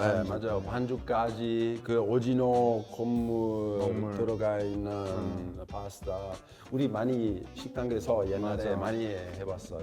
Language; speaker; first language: Korean; non-native, fluent; Italian